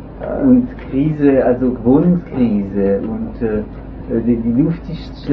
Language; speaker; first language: German; non-native, local second language; French